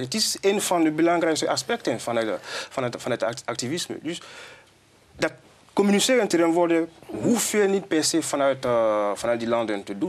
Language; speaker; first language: Dutch; non-native, fluent; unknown